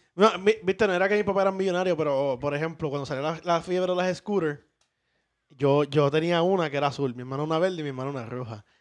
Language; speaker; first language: Spanish; native; Spanish